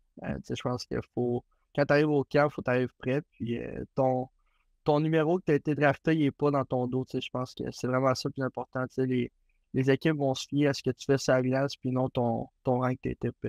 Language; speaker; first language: French; native; French